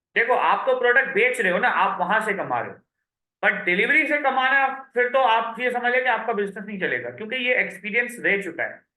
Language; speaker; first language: Urdu; native; Urdu